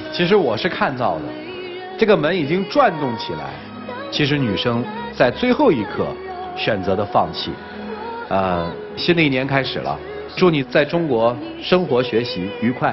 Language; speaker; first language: Chinese; native; Chinese